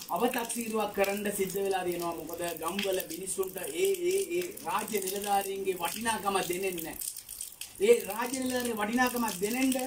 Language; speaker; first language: Sinhala; non-native, local second language; Tamil